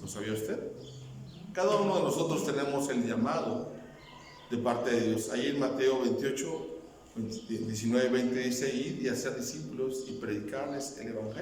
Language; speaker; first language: Spanish; native; Spanish